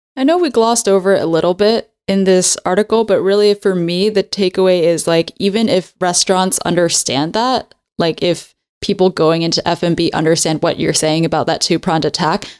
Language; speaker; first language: English; native; English